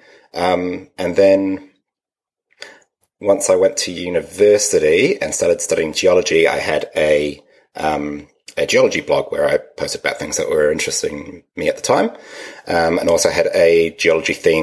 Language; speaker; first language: English; native; English